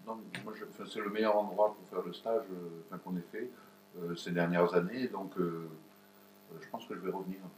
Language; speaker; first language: French; native; French